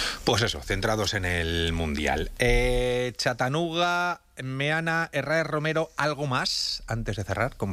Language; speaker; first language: Spanish; native; Spanish